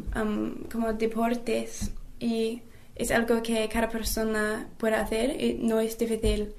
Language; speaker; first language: Spanish; non-native, learner; English